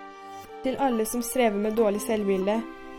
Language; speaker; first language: Norwegian; native; Norwegian